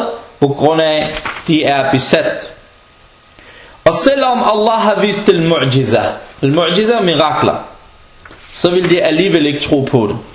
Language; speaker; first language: Danish; non-native, fluent; Arabic